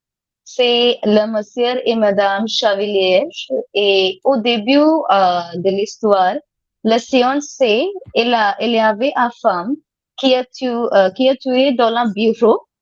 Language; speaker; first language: French; non-native, learner; Hindi